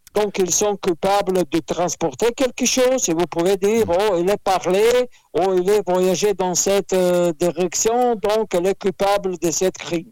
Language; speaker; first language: French; non-native, fluent; Russian